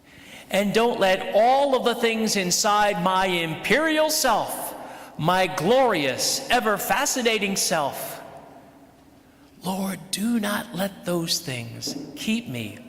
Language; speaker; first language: English; native; English